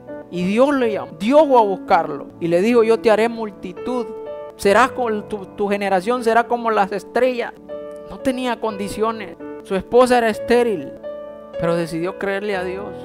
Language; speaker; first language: Spanish; native; Spanish